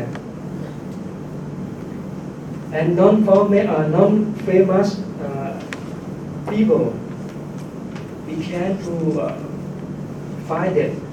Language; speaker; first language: English; non-native, learner; Thai